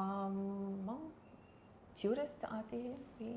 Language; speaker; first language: Hindi; non-native, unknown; Lithuanian